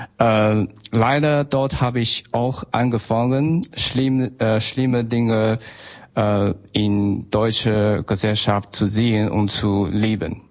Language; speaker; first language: German; non-native, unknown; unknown